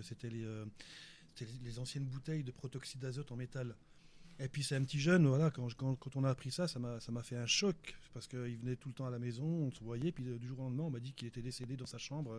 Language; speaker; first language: French; native; French